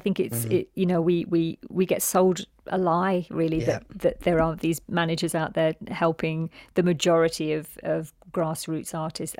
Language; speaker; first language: English; native; English